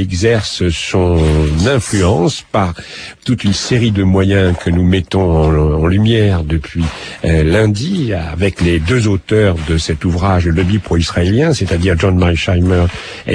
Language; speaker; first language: French; native; French